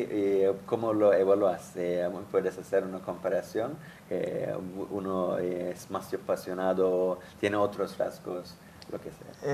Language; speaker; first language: Spanish; non-native, fluent; Turkish